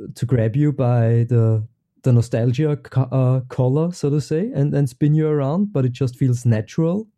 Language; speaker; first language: English; non-native, fluent; German